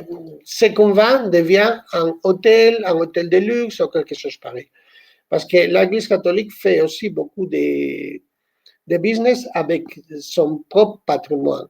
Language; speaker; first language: French; non-native, fluent; Spanish